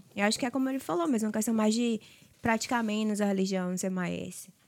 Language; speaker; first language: Portuguese; native; Portuguese